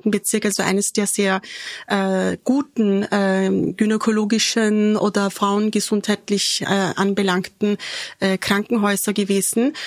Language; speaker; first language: German; early bilingual, other home language; Turkish